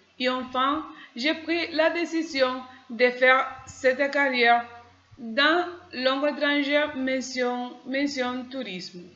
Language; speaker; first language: French; non-native, learner; Spanish